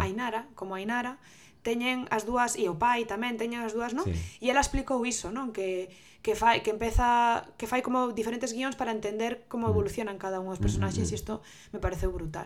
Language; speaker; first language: Galician; non-native, local second language; Spanish